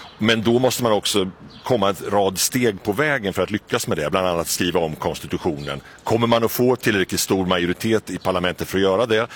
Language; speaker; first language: Swedish; native; Swedish